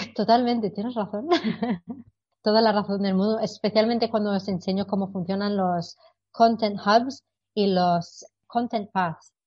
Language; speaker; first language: Spanish; non-native, fluent; English